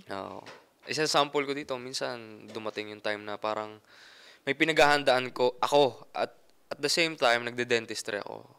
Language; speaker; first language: Filipino; native; Filipino